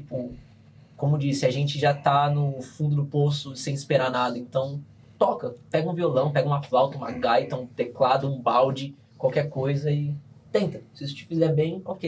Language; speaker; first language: Portuguese; native; Portuguese